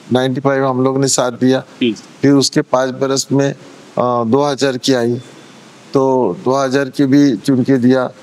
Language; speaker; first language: Hindi; non-native, local second language; Marathi